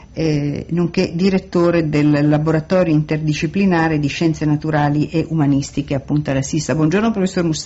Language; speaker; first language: Italian; native; Italian